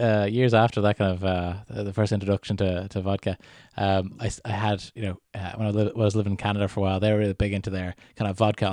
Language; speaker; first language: English; native; English